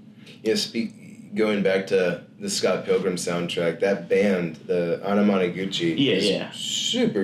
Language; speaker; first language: English; native; English